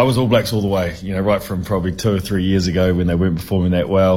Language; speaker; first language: English; native; English